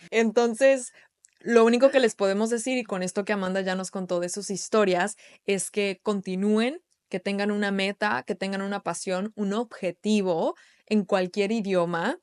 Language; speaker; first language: Spanish; native; Spanish